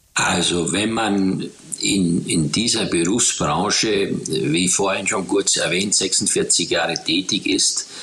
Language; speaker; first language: German; native; German